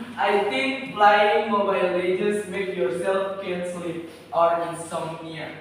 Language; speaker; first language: English; non-native, learner; Indonesian